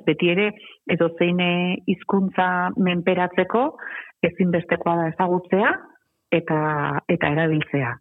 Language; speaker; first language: Basque; native; Basque